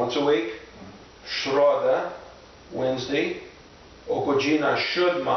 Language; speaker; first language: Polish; non-native, learner; English